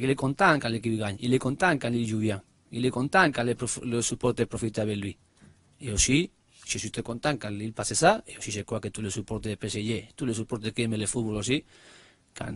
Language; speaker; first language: French; non-native, learner; Spanish